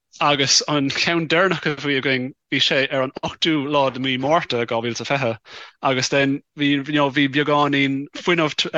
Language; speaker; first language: Irish; non-native, local second language; English